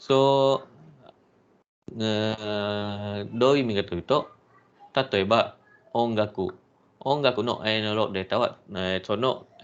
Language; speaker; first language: Japanese; non-native, fluent; Malay